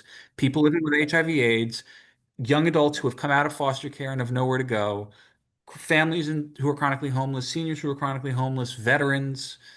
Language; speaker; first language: English; native; English